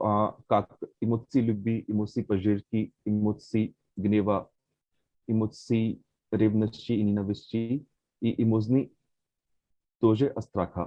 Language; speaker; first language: Russian; non-native, fluent; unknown